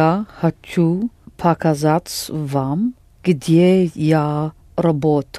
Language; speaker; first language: Russian; non-native, learner; English